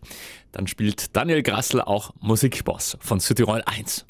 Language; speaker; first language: German; native; German